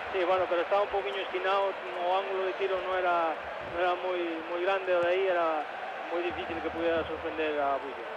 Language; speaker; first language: Spanish; native; Spanish